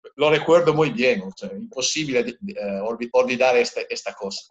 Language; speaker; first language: Spanish; non-native, learner; Italian